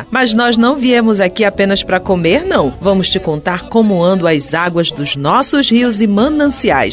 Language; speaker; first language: Portuguese; native; Portuguese